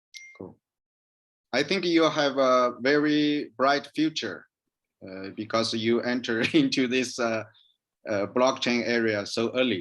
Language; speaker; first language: English; non-native, learner; Chinese